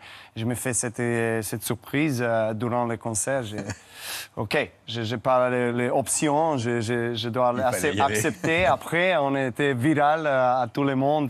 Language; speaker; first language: French; non-native, learner; Serbian